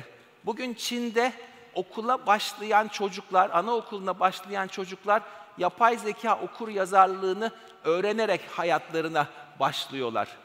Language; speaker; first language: Turkish; native; Turkish